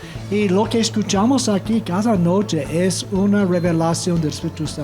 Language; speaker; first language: Spanish; non-native, fluent; English